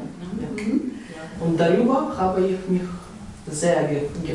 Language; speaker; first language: German; non-native, learner; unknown